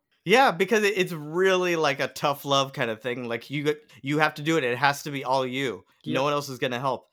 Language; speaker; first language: English; native; English